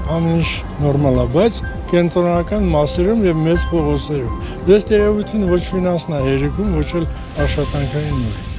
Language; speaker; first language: Armenian; native; Armenian